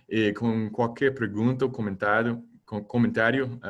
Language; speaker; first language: Portuguese; non-native, learner; English